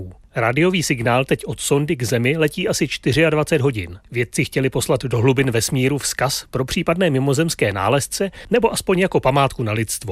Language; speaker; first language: Czech; native; Czech